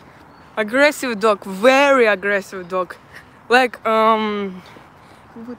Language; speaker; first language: English; non-native, learner; Russian